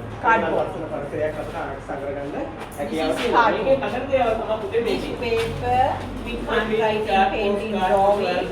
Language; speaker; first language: English; non-native, learner; Sinhala